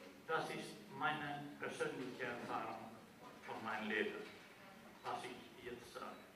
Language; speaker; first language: German; non-native, fluent; Albanian